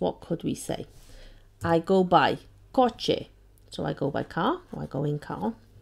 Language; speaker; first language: English; native; English